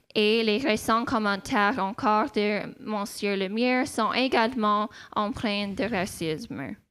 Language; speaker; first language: French; non-native, local second language; English